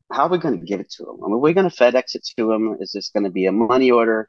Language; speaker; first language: English; native; English